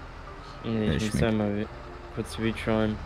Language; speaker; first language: German; native; German